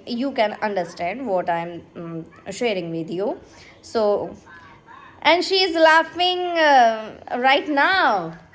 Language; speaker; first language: English; non-native, learner; Hindi